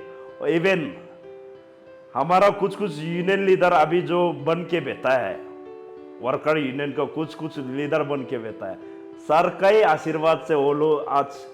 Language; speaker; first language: Hindi; non-native, local second language; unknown